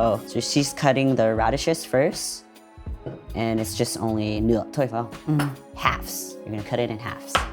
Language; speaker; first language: English; early bilingual, other home language; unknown